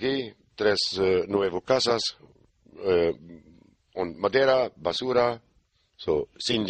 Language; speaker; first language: Spanish; non-native, learner; German